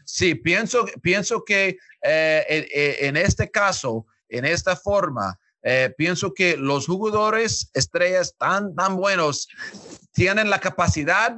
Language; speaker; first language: Spanish; non-native, learner; English